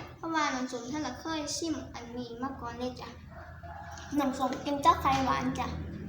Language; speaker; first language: Thai; native; Thai